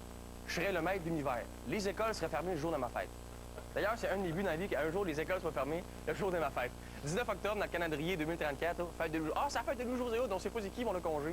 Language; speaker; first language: French; native; French